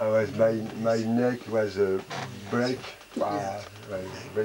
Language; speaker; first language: English; non-native, learner; French